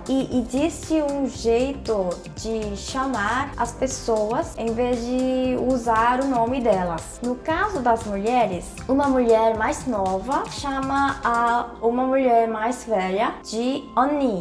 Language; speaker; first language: Portuguese; non-native, fluent; Korean